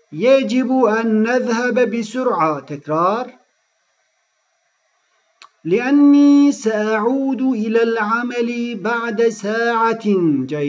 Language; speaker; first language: Arabic; non-native, fluent; Turkish